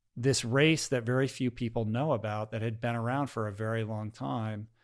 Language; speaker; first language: English; native; English